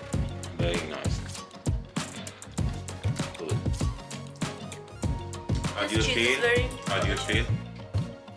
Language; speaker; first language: English; non-native, learner; Azerbaijani